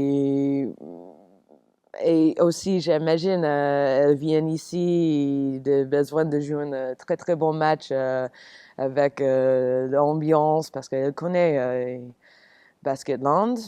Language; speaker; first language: French; non-native, learner; English